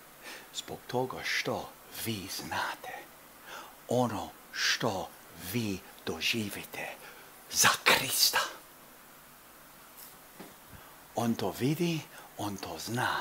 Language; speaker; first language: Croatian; early bilingual, heritage; Croatian